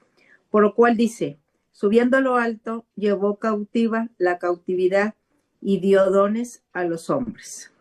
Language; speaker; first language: Spanish; native; Spanish